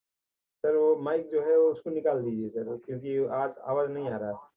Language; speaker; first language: Hindi; native; Hindi